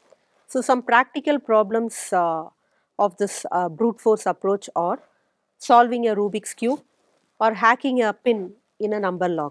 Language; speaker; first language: English; non-native, local second language; Tamil